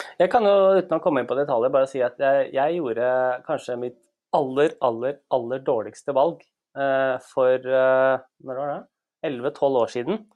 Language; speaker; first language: Norwegian; native; Norwegian